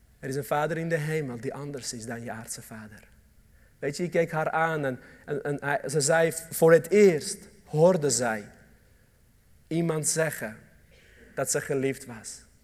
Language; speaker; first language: Dutch; early bilingual, other home language; Armenian